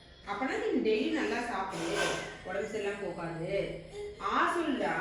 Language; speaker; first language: Tamil; native; Tamil